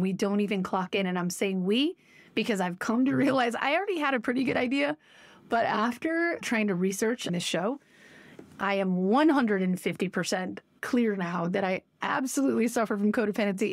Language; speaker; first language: English; native; English